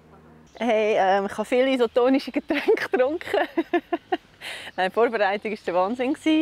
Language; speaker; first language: German; native; German